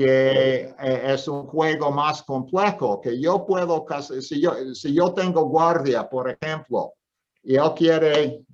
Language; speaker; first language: Spanish; non-native, fluent; English